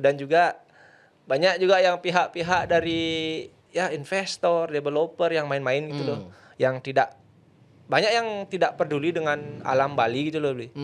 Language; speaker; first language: Indonesian; non-native, local second language; Balinese